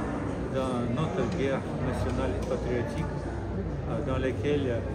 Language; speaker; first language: French; non-native, fluent; Russian